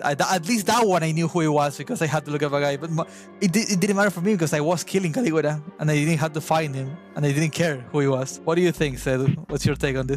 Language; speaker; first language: English; non-native, fluent; Spanish